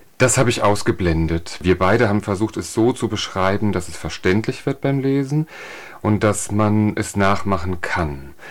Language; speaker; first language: German; native; German